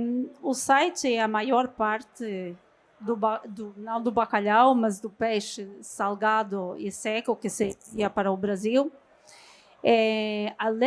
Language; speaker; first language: Portuguese; non-native, fluent; Norwegian